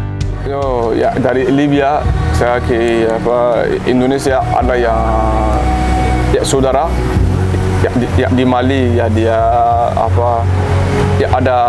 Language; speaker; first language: Indonesian; non-native, learner; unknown